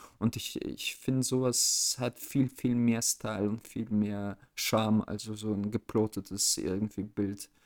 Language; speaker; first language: German; early bilingual, other home language; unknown